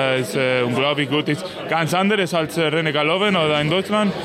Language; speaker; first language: German; non-native, learner; Spanish